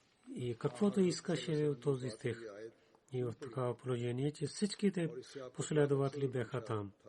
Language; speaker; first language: Bulgarian; non-native, learner; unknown